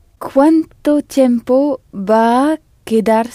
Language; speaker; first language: Spanish; non-native, learner; French